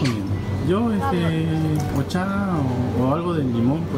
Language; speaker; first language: Spanish; native; Spanish